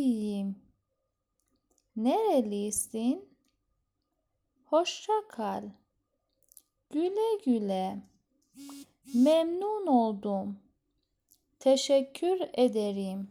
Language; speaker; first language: Turkish; non-native, fluent; Persian